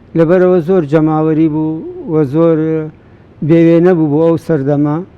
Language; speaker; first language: Central Kurdish; native; Central Kurdish